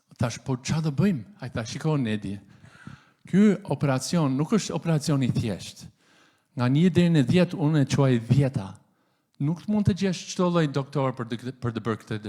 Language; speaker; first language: Albanian; non-native, fluent; English